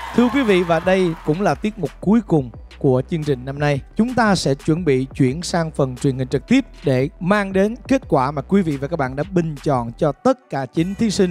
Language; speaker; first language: Vietnamese; native; Vietnamese